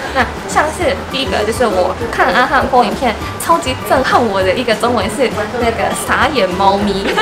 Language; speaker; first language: Chinese; non-native, fluent; Japanese